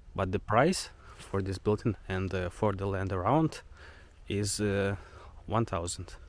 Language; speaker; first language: English; non-native, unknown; Ukrainian